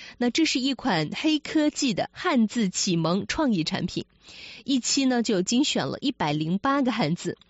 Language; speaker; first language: Chinese; native; Chinese